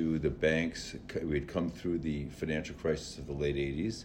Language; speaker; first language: English; native; English